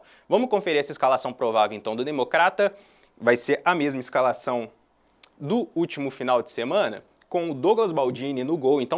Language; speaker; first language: Portuguese; native; Portuguese